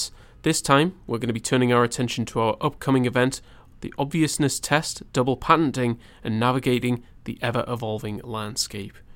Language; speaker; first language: English; native; English